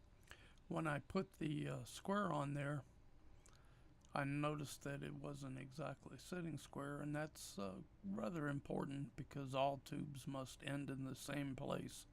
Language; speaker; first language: English; native; English